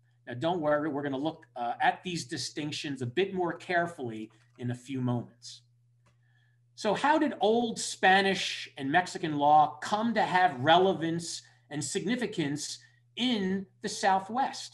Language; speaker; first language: English; native; English